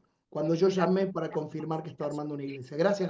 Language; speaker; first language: Spanish; native; Spanish